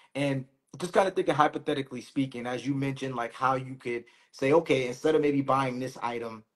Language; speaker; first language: English; native; English